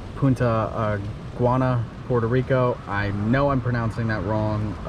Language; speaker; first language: English; native; English